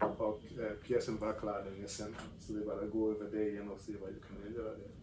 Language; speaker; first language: Swedish; non-native, fluent; French